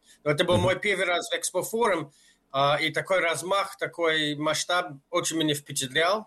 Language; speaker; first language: Russian; non-native, fluent; English